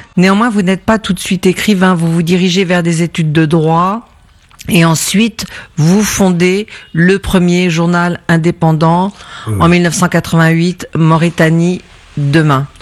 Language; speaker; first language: French; native; French